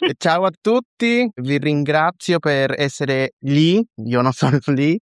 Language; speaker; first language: Italian; non-native, fluent; Spanish